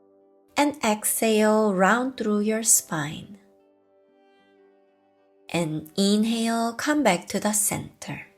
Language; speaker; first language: English; non-native, fluent; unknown